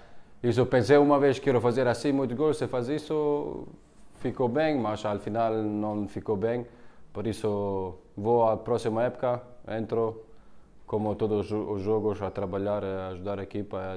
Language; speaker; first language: Portuguese; non-native, learner; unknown